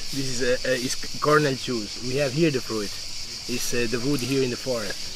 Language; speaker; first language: English; non-native, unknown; Albanian